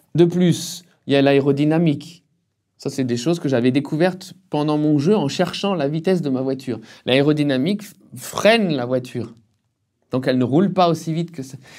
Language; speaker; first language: French; native; French